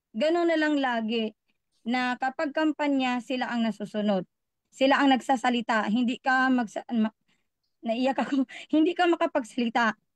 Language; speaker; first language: Filipino; native; Filipino